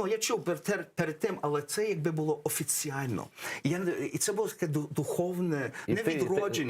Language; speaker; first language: Ukrainian; early bilingual, heritage; English